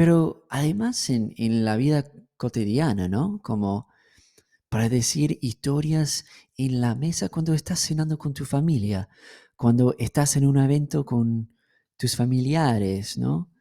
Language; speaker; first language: Spanish; non-native, fluent; English